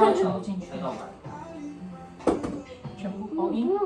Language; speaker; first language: Chinese; native; Chinese